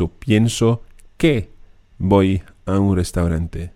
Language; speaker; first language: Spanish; non-native, fluent; English